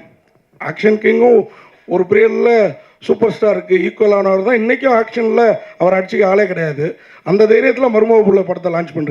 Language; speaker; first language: Tamil; native; Tamil